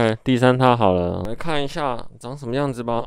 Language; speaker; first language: Chinese; native; Chinese